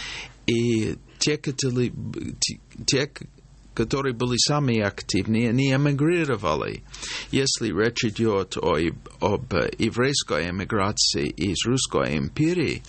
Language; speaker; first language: Russian; non-native, fluent; English